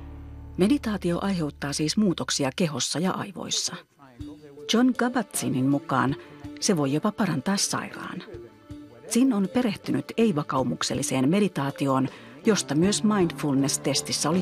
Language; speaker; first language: Finnish; native; Finnish